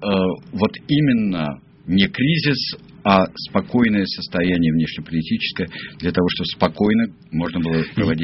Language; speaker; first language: Russian; native; Russian